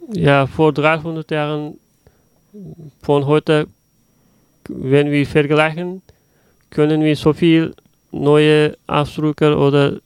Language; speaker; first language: German; non-native, learner; Uzbek